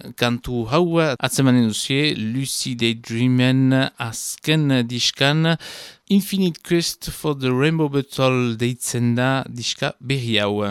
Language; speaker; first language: Basque; native; Basque